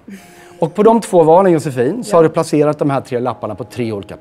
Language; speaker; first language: Swedish; native; Swedish